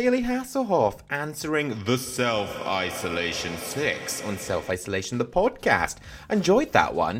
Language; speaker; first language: English; native; English